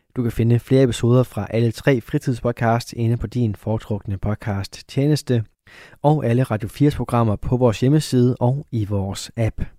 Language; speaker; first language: Danish; native; Danish